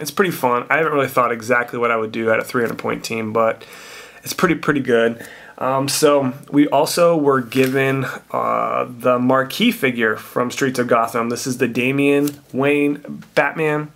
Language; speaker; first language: English; native; English